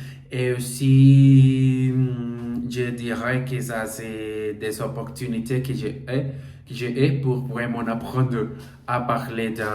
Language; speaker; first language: French; non-native, learner; Portuguese